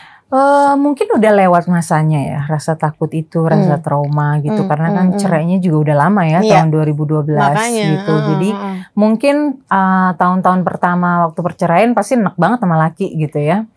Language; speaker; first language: Indonesian; native; Indonesian